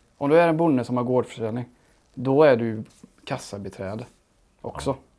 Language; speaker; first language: Swedish; early bilingual, other home language; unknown